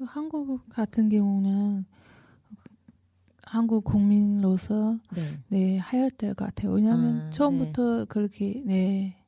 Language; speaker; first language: Korean; non-native, learner; Chinese